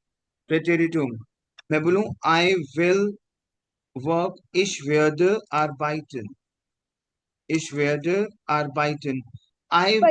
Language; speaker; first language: German; non-native, fluent; Hindi